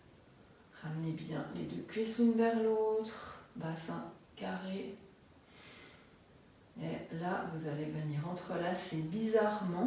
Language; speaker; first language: French; native; French